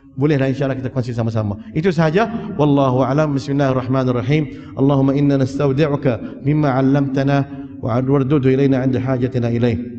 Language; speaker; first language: Malay; early bilingual, heritage; Malay